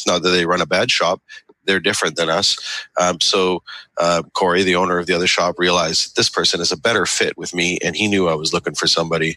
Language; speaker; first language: English; native; English